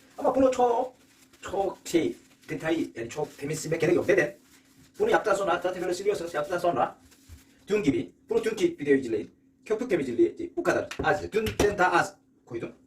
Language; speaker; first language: Turkish; non-native, learner; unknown